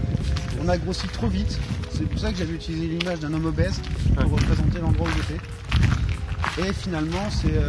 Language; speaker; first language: French; native; French